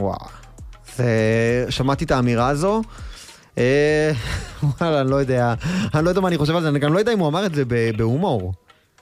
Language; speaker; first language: Hebrew; native; Hebrew